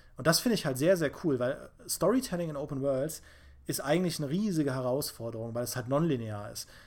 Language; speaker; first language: German; native; German